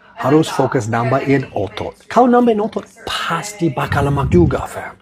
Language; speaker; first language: Indonesian; non-native, learner; English